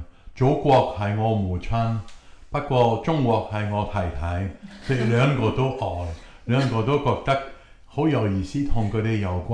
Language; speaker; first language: Chinese; non-native, fluent; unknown